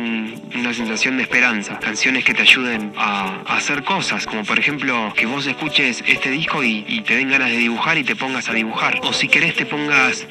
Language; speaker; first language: Spanish; native; Spanish